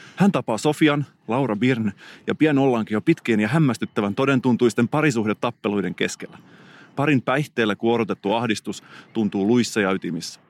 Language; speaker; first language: Finnish; native; Finnish